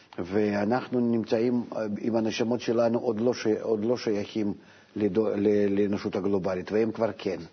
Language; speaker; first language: Hebrew; non-native, fluent; Russian